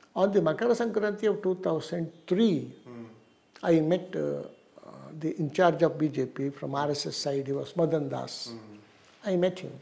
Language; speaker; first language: English; non-native, local second language; Tamil